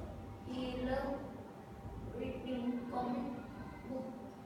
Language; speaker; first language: English; non-native, learner; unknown